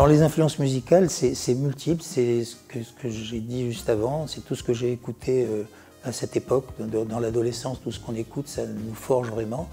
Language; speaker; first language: French; native; French